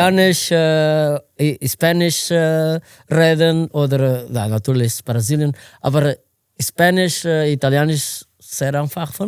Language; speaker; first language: German; non-native, learner; Portuguese